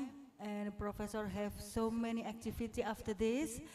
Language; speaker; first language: English; non-native, fluent; Indonesian